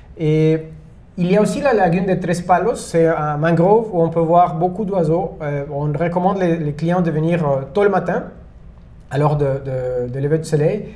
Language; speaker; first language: French; non-native, fluent; Spanish